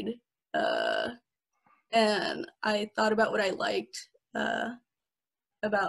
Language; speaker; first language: English; native; English